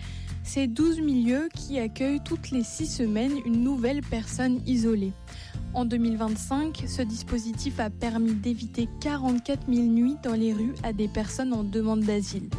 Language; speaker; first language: French; native; French